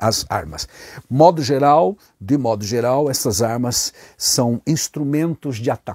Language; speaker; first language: Portuguese; native; Portuguese